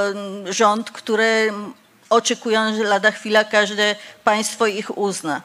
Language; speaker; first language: Polish; non-native, fluent; Persian